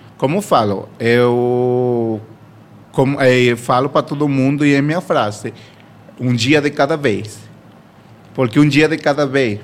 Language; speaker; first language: Portuguese; non-native, fluent; Spanish